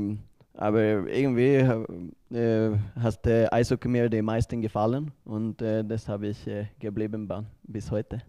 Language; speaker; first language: German; non-native, learner; Swedish